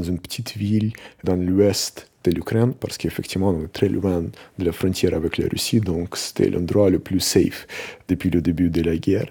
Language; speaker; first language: French; non-native, fluent; Russian